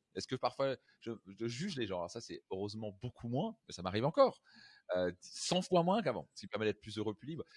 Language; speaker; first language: French; native; French